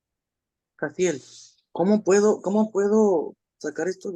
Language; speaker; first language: Spanish; native; Spanish